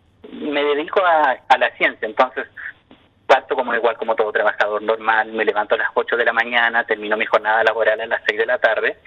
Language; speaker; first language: Spanish; native; Spanish